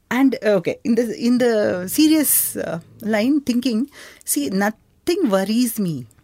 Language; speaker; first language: English; non-native, local second language; Kannada